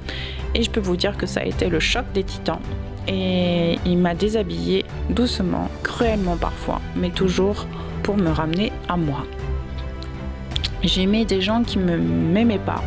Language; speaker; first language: French; native; French